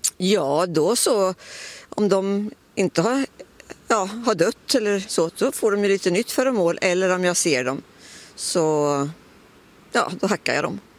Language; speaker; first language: Swedish; native; Swedish